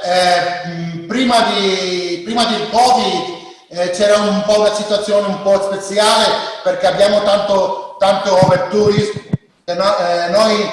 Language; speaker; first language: Italian; non-native, learner; Spanish